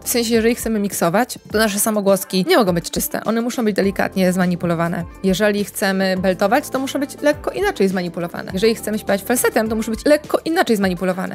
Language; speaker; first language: Polish; native; Polish